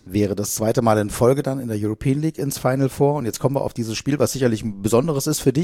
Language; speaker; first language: German; native; German